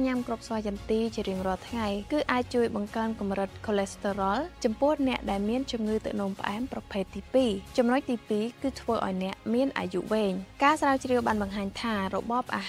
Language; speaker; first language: Khmer; native; Khmer